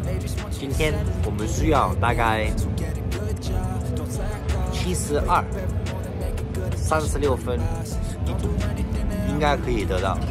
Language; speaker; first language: Chinese; early bilingual, heritage; English